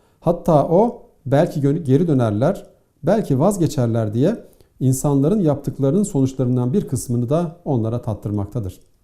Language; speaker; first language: Turkish; native; Turkish